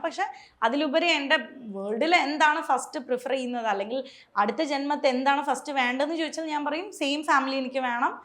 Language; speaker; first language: Malayalam; native; Malayalam